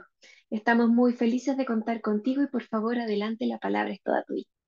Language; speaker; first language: Spanish; native; Spanish